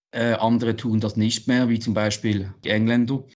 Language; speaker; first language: German; native; German